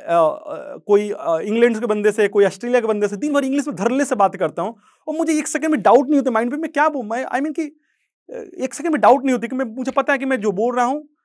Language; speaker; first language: Hindi; native; Hindi